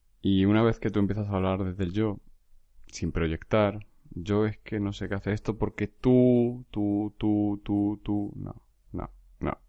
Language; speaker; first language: Spanish; native; Spanish